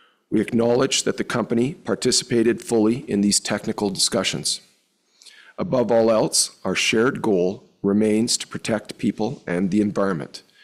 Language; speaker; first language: English; native; English